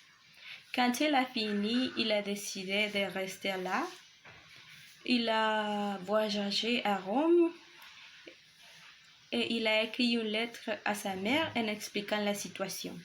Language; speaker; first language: French; non-native, learner; Spanish